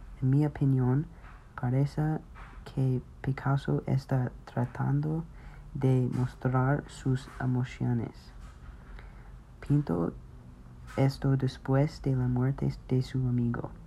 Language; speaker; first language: Spanish; non-native, learner; English